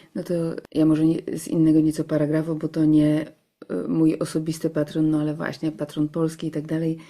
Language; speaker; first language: Polish; native; Polish